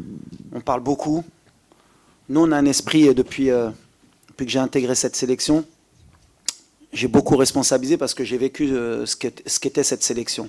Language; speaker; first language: French; native; French